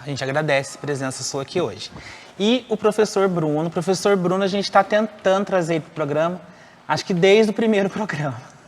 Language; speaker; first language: Portuguese; native; Portuguese